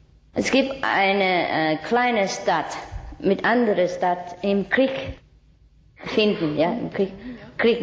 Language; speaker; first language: German; non-native, learner; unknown